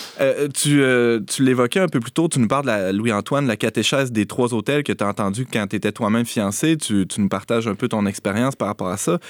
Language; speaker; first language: French; native; French